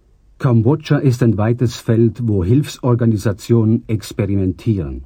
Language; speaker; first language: German; native; German